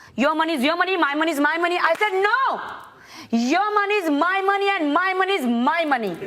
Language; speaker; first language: Hindi; native; Hindi